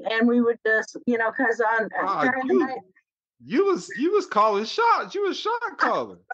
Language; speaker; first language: English; native; English